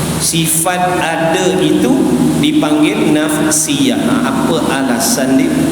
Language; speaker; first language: Malay; native; Malay